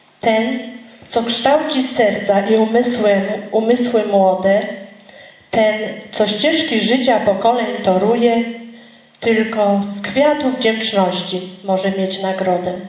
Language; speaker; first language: Polish; native; Polish